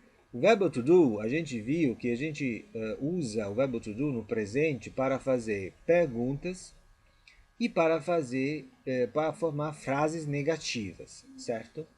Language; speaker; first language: Portuguese; non-native, fluent; Italian